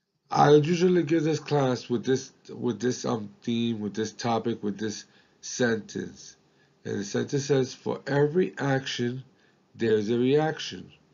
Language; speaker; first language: English; non-native, local second language; Spanish